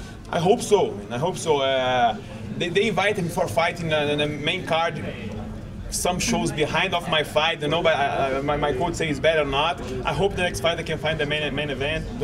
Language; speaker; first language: English; non-native, learner; Portuguese